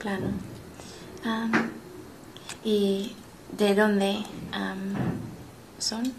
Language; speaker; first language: Spanish; non-native, learner; English